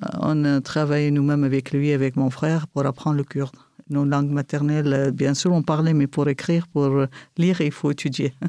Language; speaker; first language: French; non-native, fluent; Kurdish